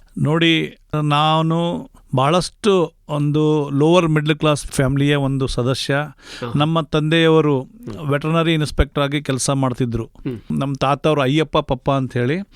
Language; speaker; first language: Kannada; native; Kannada